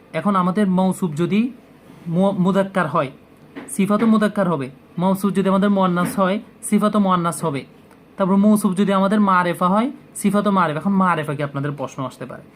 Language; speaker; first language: Bangla; native; Bangla